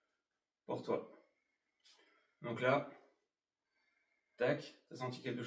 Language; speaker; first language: French; native; French